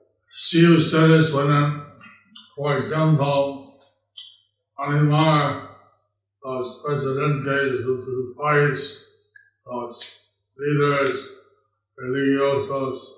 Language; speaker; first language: Spanish; non-native, learner; English